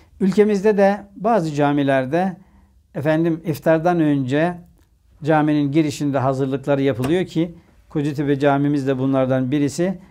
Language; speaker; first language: Turkish; native; Turkish